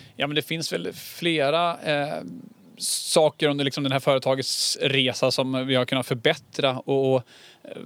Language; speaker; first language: Swedish; native; Swedish